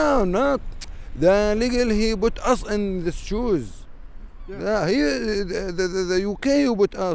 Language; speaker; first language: English; non-native, learner; Arabic